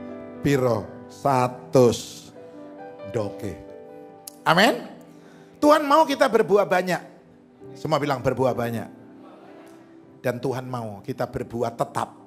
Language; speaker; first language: Indonesian; native; Indonesian